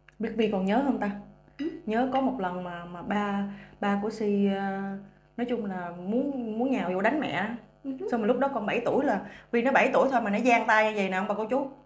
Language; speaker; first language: Vietnamese; native; Vietnamese